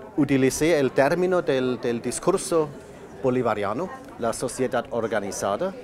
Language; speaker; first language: Spanish; non-native, fluent; German